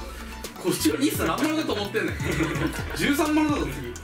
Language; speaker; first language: Japanese; native; Japanese